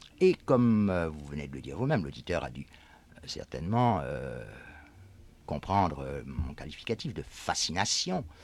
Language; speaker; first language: French; native; French